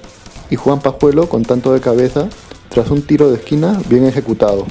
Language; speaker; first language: Spanish; native; Spanish